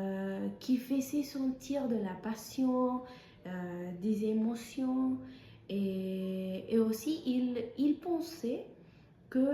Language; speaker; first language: French; non-native, fluent; Spanish